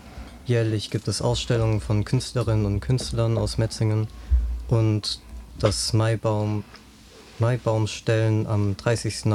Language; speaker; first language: German; native; German